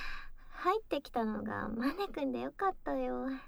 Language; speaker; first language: Japanese; native; Japanese